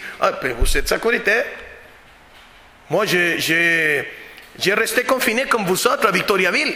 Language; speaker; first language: French; non-native, fluent; Spanish